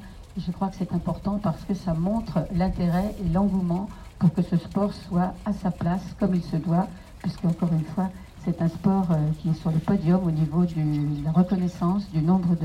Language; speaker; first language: French; native; French